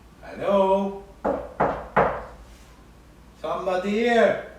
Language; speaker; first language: English; non-native, learner; French